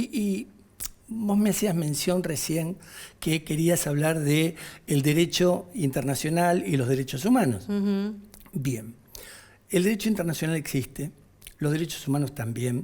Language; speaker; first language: Spanish; native; Spanish